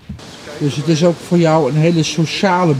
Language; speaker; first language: Dutch; native; Dutch